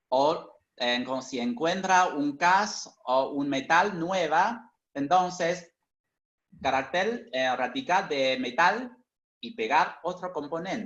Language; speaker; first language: Spanish; non-native, fluent; Chinese